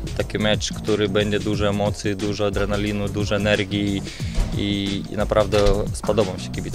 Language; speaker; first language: Polish; non-native, fluent; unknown